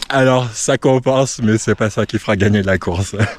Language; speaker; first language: French; native; French